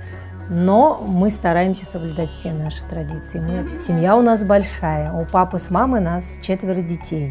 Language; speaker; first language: Russian; native; Russian